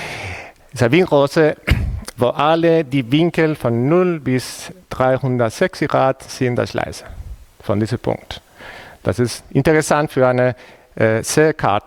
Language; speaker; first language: German; non-native, fluent; Spanish